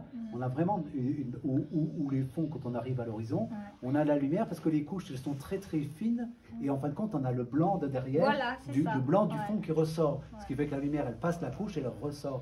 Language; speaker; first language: French; native; French